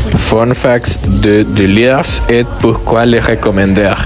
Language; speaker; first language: French; non-native, learner; Spanish